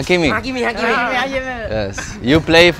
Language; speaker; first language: English; non-native, learner; Arabic